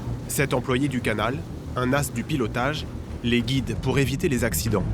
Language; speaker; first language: French; native; French